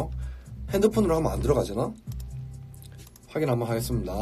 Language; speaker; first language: Korean; native; Korean